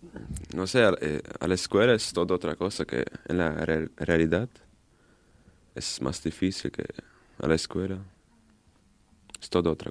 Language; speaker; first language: Spanish; non-native, learner; German